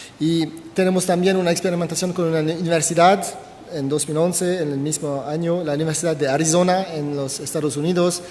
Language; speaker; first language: Spanish; non-native, fluent; French